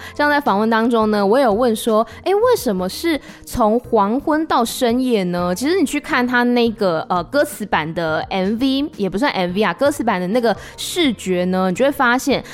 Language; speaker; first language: Chinese; non-native, local second language; Min Nan Chinese